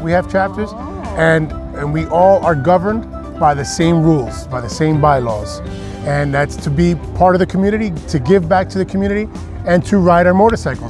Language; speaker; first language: English; early bilingual, other home language; Spanish